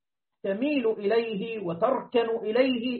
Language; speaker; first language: Arabic; native; Arabic